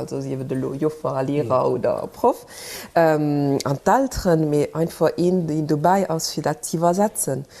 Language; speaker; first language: Luxembourgish; early bilingual, other home language; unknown